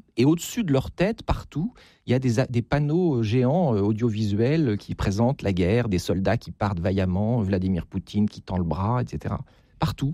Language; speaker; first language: French; native; French